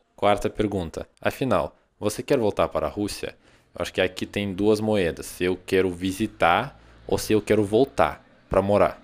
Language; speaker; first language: Portuguese; non-native, fluent; Russian